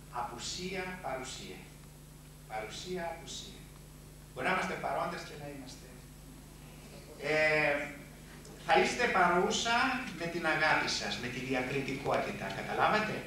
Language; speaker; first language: Greek; native; Greek